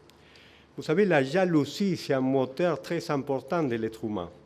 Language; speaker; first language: French; non-native, fluent; Spanish